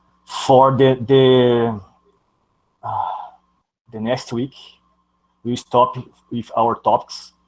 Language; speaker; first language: English; non-native, learner; Portuguese